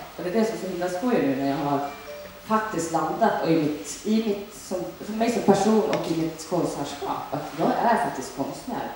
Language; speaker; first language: Swedish; early bilingual, other home language; Finnish